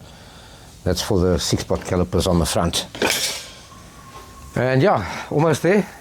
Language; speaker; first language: English; native; English